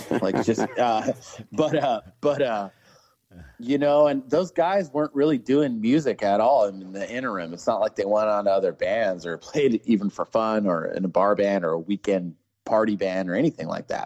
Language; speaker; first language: English; native; English